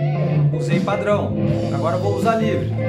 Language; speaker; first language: Portuguese; native; Portuguese